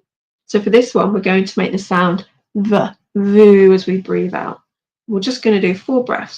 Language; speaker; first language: English; native; English